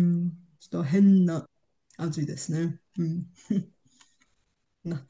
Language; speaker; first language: Japanese; non-native, learner; Bulgarian